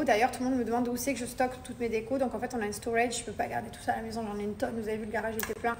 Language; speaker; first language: French; native; French